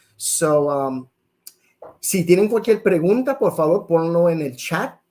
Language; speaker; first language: Spanish; early bilingual, heritage; Spanish